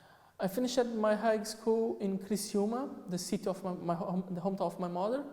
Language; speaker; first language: English; non-native, fluent; Portuguese